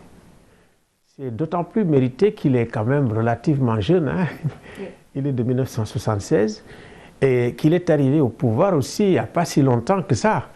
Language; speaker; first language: French; non-native, local second language; Wolof